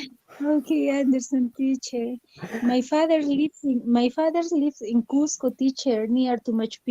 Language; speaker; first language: English; non-native, learner; Spanish